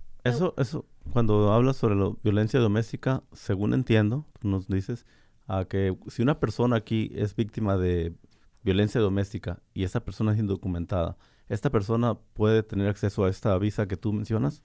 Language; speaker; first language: Spanish; native; Spanish